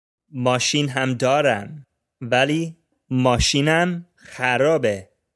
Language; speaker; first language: Persian; non-native, learner; English